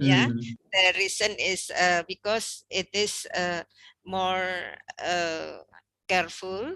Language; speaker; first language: English; non-native, learner; Indonesian